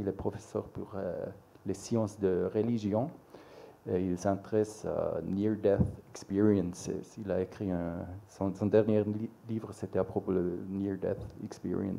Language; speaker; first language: French; non-native, local second language; German